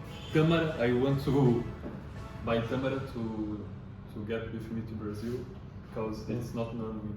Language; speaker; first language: English; non-native, learner; Portuguese